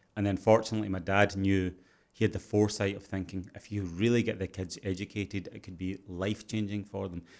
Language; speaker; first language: English; early bilingual, other home language; Urdu